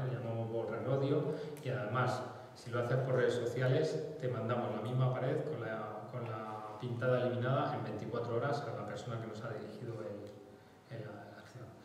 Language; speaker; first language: Spanish; native; Spanish